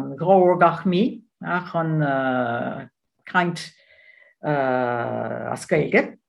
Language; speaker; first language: Irish; non-native, learner; Dutch